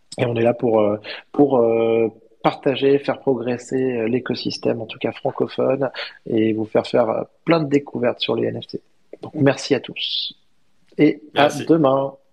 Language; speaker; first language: French; native; French